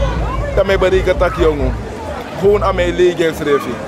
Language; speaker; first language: Dutch; non-native, local second language; Sranan Tongo